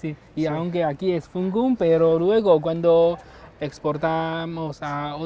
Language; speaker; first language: Spanish; non-native, learner; Chinese